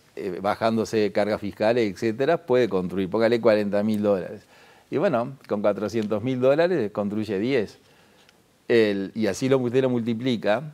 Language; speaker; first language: Spanish; native; Spanish